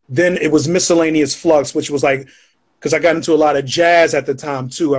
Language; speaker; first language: English; native; English